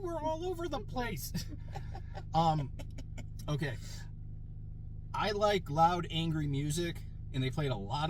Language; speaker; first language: English; native; English